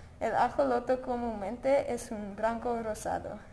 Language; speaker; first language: Spanish; non-native, learner; English